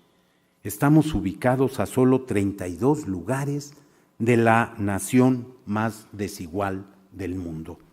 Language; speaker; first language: Spanish; native; Spanish